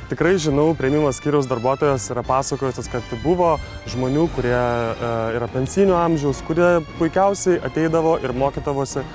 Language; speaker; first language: Lithuanian; native; Lithuanian